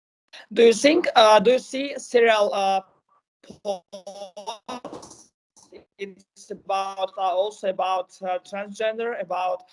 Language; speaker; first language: English; non-native, learner; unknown